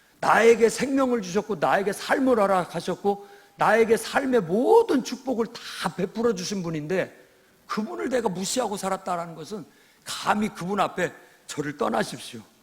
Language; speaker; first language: Korean; native; Korean